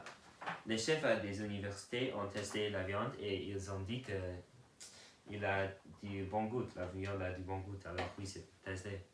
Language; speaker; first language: French; non-native, learner; English